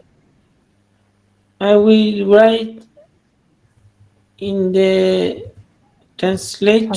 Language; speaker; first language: English; non-native, learner; Spanish